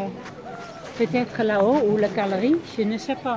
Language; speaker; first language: French; non-native, learner; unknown